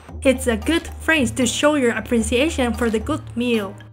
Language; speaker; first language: English; non-native, fluent; Japanese